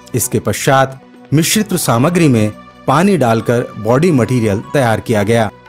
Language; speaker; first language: Hindi; native; Hindi